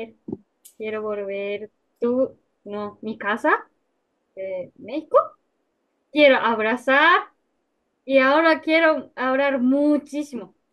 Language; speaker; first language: Spanish; non-native, learner; Japanese